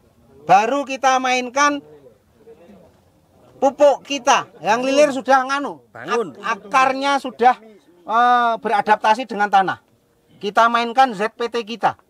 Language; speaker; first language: Indonesian; non-native, local second language; Javanese